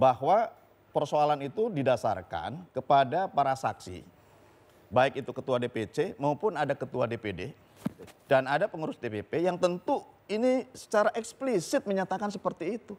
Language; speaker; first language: Indonesian; native; Indonesian